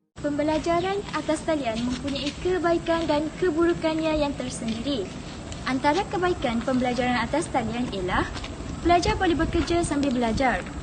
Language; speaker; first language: Malay; native; Malay